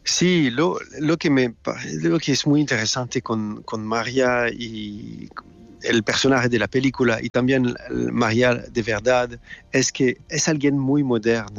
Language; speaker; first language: Spanish; non-native, fluent; French